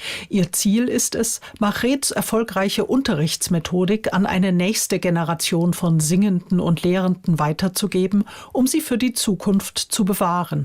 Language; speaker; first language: German; native; German